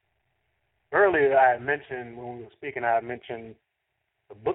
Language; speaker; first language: English; native; English